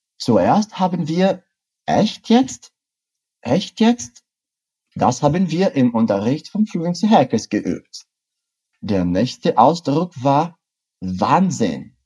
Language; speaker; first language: German; non-native, fluent; Portuguese